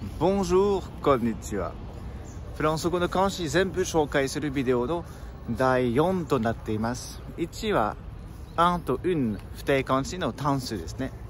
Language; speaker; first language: Japanese; non-native, fluent; French